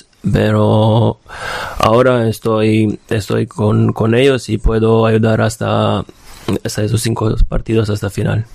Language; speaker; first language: Spanish; non-native, fluent; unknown